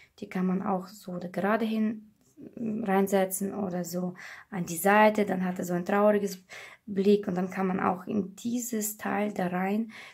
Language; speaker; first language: German; non-native, fluent; Russian